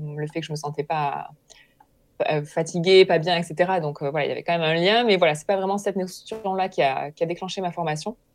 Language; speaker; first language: French; native; French